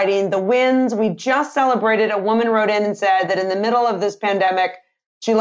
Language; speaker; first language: English; native; English